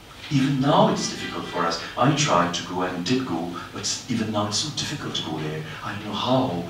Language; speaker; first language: English; non-native, local second language; Bangla